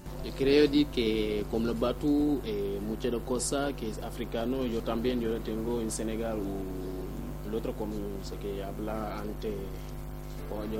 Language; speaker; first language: Spanish; non-native, learner; Wolof